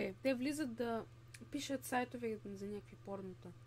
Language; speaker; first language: Bulgarian; native; Bulgarian